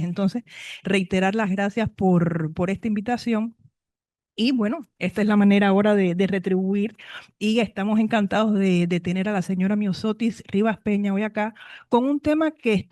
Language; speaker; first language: Spanish; native; Spanish